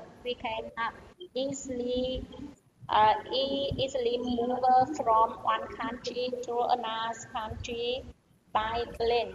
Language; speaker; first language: English; non-native, learner; Vietnamese